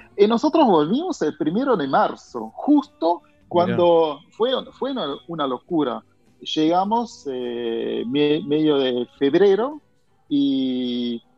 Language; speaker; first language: Spanish; non-native, fluent; German